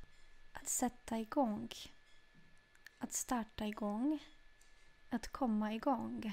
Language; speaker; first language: Swedish; non-native, fluent; Polish